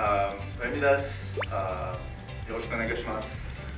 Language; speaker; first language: Japanese; non-native, learner; French